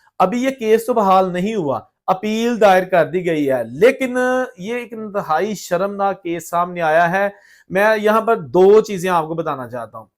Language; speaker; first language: Urdu; non-native, local second language; Punjabi